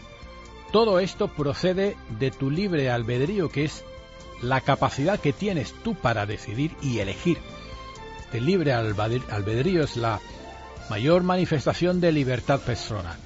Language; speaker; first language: Spanish; native; Spanish